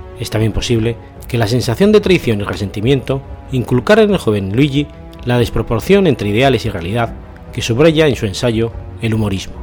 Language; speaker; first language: Spanish; native; Spanish